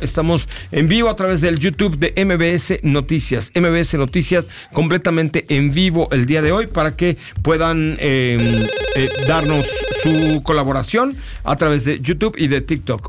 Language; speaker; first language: Spanish; native; Spanish